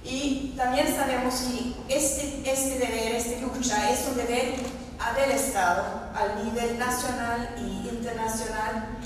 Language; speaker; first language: Spanish; non-native, fluent; Norwegian